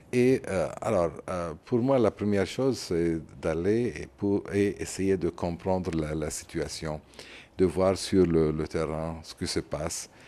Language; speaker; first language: French; non-native, fluent; Arabic